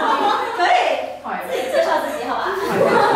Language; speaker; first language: Chinese; non-native, fluent; Vietnamese